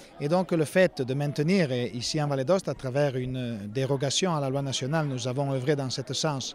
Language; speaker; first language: French; non-native, local second language; Italian